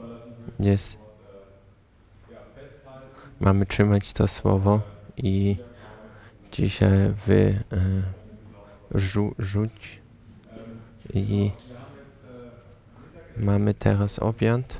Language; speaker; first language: Polish; non-native, learner; German